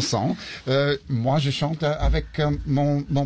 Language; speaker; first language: French; early bilingual, heritage; English